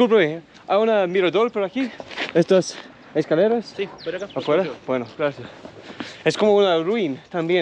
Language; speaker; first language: Spanish; non-native, learner; English